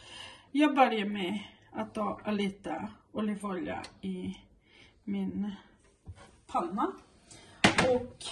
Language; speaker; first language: Swedish; non-native, fluent; Portuguese